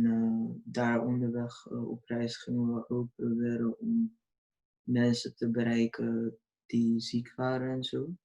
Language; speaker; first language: Dutch; early bilingual, other home language; Urdu